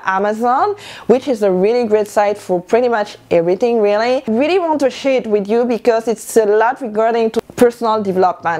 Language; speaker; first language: English; non-native, fluent; French